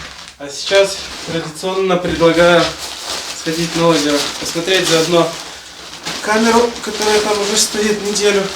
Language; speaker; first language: Russian; native; Russian